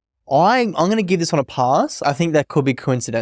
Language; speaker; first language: English; native; English